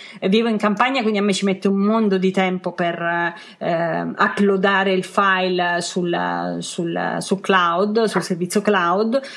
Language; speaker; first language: Italian; native; Italian